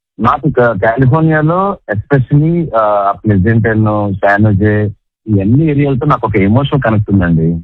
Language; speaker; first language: Telugu; native; Telugu